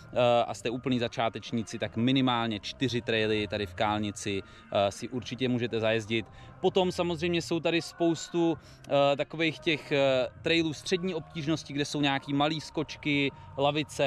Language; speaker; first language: Czech; native; Czech